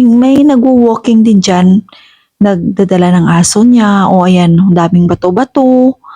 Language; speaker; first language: Filipino; non-native, local second language; Hiligaynon